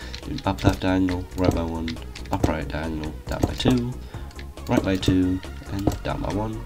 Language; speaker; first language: English; native; English